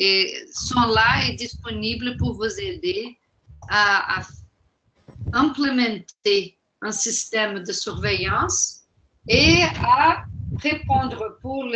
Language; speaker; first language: French; non-native, fluent; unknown